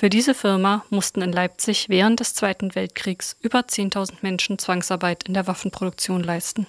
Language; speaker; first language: German; native; German